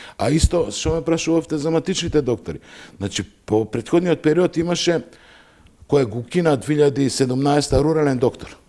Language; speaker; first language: Macedonian; native; Macedonian